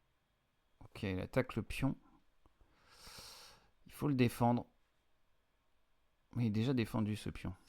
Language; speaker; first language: French; native; French